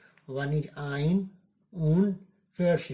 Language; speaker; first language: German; non-native, learner; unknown